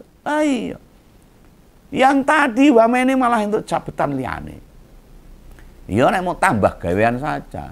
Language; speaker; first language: Indonesian; native; Indonesian